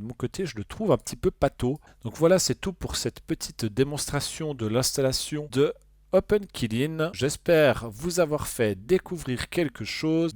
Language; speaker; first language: French; native; French